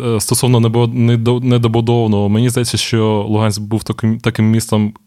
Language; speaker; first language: Ukrainian; non-native, local second language; Russian